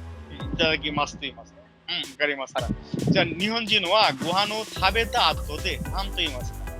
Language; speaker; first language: Japanese; non-native, fluent; Bangla